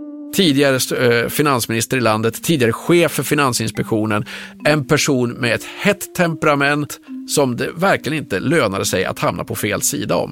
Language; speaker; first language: Swedish; native; Swedish